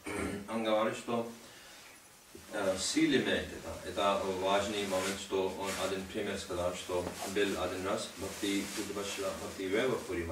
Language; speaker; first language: Russian; non-native, learner; Hindi